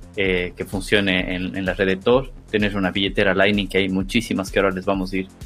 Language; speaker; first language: Spanish; native; Spanish